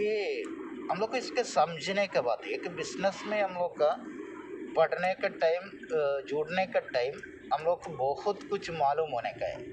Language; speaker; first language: Hindi; non-native, local second language; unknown